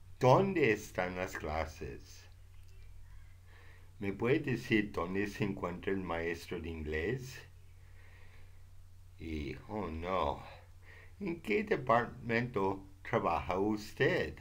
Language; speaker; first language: Spanish; non-native, fluent; English